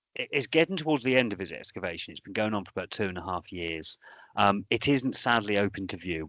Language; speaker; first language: English; native; English